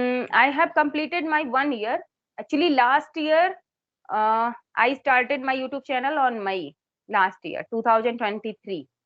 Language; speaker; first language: English; non-native, local second language; Hindi